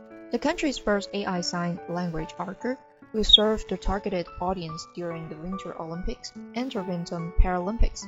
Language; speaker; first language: English; non-native, fluent; Chinese